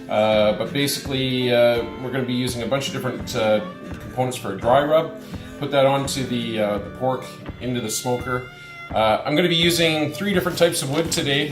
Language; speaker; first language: English; native; English